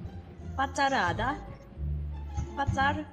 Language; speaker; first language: Indonesian; non-native, fluent; Korean